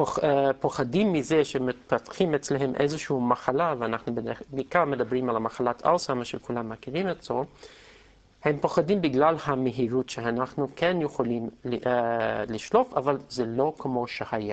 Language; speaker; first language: Hebrew; non-native, fluent; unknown